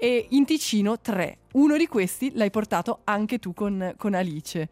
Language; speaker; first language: Italian; native; Italian